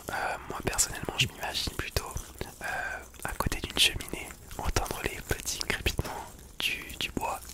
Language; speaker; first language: French; native; French